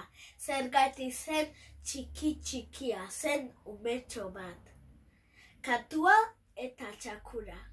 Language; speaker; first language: Basque; non-native, local second language; Bini